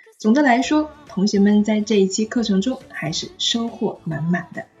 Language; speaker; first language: Chinese; native; Chinese